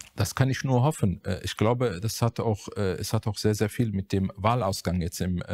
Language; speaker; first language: German; native; German